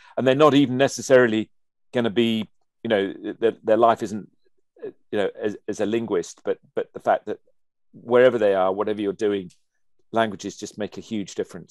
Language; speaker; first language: English; native; English